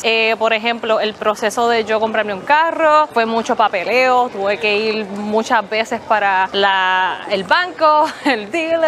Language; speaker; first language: Spanish; early bilingual, heritage; English